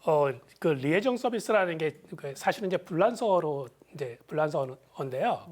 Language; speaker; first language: Korean; native; Korean